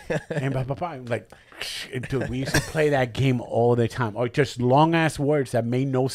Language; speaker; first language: English; non-native, local second language; Spanish